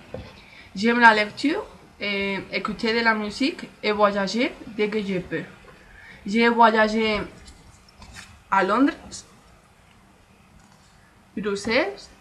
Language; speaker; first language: French; non-native, learner; Spanish